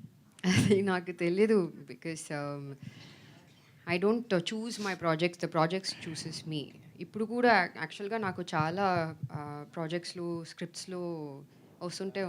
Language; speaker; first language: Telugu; non-native, fluent; Tamil